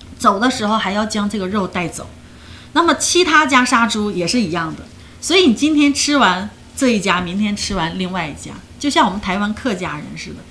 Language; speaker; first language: Chinese; native; Chinese